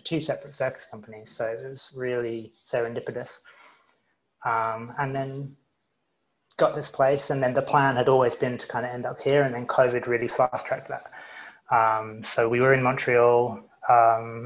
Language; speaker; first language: English; native; English